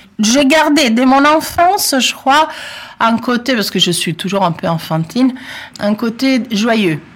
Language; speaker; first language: French; non-native, fluent; Italian